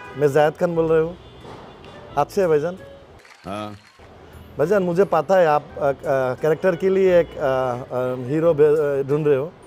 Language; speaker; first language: Hindi; non-native, learner; Bangla